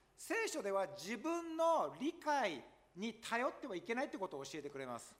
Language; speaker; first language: Japanese; non-native, fluent; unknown